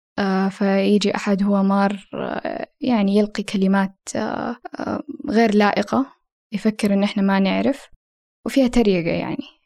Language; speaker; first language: Arabic; native; Arabic